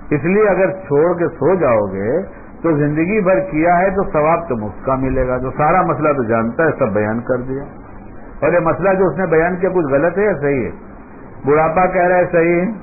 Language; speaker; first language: Urdu; native; Urdu